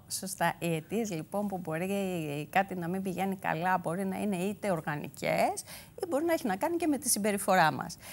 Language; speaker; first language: Greek; native; Greek